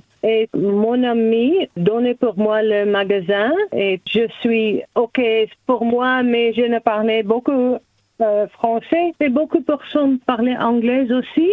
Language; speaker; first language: French; non-native, learner; German